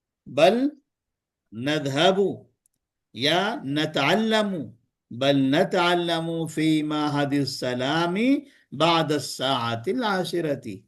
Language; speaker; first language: Arabic; non-native, fluent; Urdu